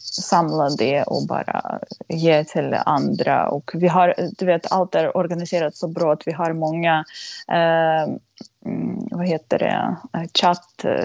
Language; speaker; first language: Swedish; non-native, fluent; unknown